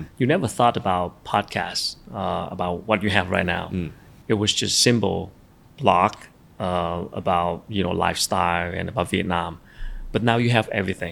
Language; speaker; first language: English; non-native, fluent; Vietnamese